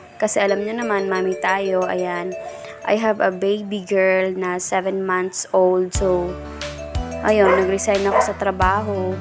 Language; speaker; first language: Filipino; non-native, local second language; Masbatenyo